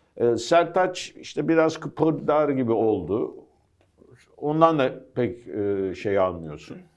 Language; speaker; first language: Turkish; early bilingual, heritage; Turkish